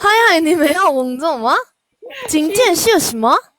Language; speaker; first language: Chinese; non-native, learner; Korean